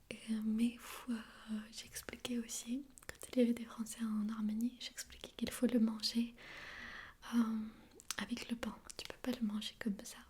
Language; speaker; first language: French; non-native, fluent; Armenian